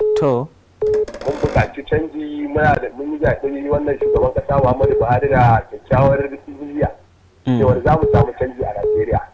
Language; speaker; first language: Hausa; native; Hausa